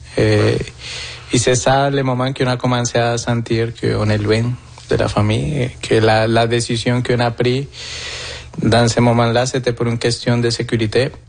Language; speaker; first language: French; non-native, fluent; Spanish